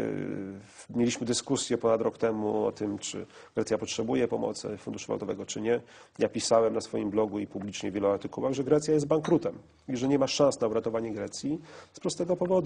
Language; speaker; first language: Polish; native; Polish